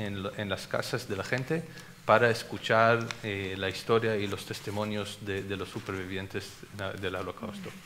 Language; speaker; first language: Spanish; non-native, fluent; Hebrew